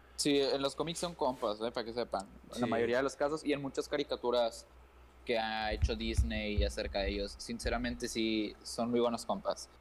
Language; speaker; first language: Spanish; native; Spanish